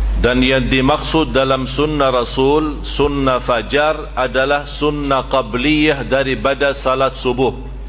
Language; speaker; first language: Malay; non-native, fluent; Arabic